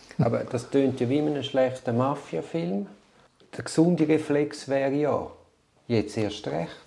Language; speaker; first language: German; native; German